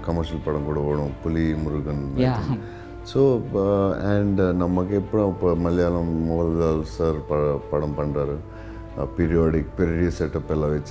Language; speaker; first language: Tamil; non-native, local second language; Telugu